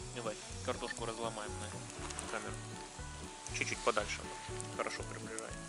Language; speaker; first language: Russian; native; Russian